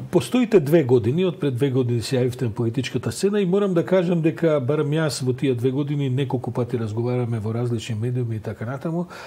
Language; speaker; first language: Macedonian; native; Macedonian